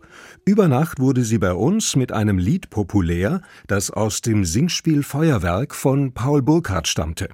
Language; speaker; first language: German; native; German